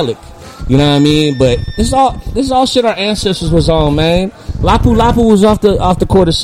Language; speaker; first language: English; native; English